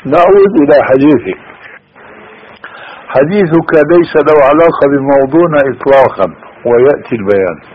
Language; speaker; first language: Arabic; native; Arabic